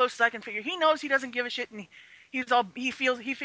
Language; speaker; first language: English; early bilingual, other home language; Chinese